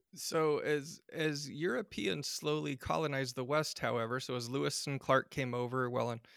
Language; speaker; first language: English; native; English